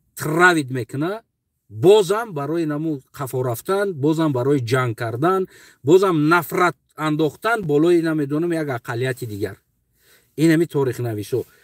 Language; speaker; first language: Tajik; non-native, local second language; Uzbek